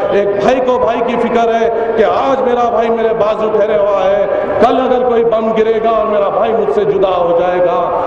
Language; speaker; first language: Urdu; native; Urdu